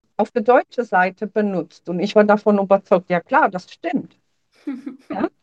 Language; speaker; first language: German; non-native, fluent; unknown